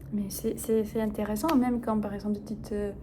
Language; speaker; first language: French; non-native, fluent; Spanish